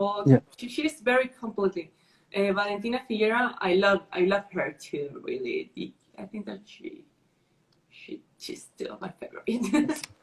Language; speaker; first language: English; non-native, learner; Spanish